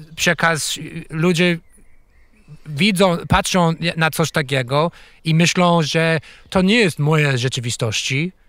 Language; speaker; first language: Polish; non-native, fluent; English